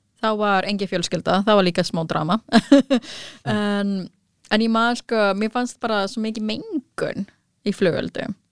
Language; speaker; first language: Icelandic; non-native, fluent; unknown